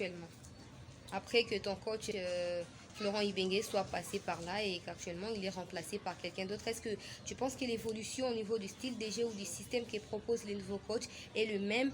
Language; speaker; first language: French; non-native, local second language; Lingala